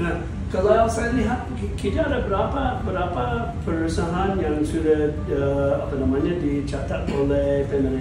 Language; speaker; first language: Indonesian; non-native, fluent; English